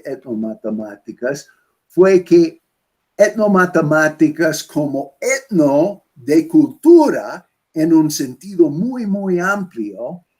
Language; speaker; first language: Spanish; non-native, fluent; English